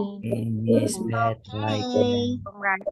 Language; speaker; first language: English; non-native, learner; Indonesian